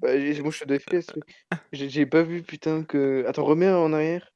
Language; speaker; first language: French; native; French